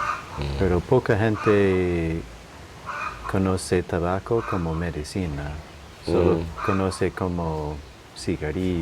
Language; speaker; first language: Spanish; non-native, fluent; English